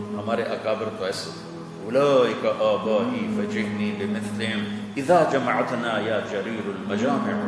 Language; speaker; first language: Urdu; non-native, local second language; Punjabi